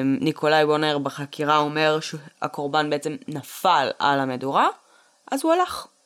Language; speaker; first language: Hebrew; early bilingual, other home language; Russian